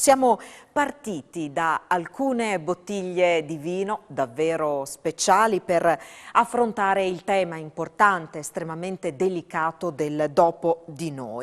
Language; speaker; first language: Italian; native; Italian